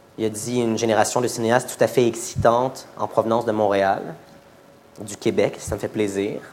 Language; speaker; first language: French; native; French